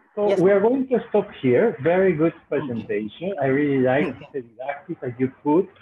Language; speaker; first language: English; non-native, fluent; Spanish